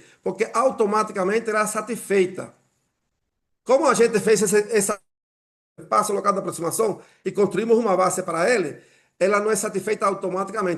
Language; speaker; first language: Portuguese; non-native, fluent; Spanish